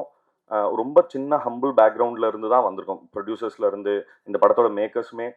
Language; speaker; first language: Tamil; native; Tamil